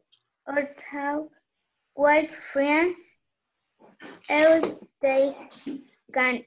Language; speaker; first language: English; non-native, learner; Spanish